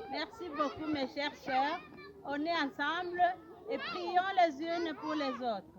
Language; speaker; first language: French; non-native, local second language; Kinyarwanda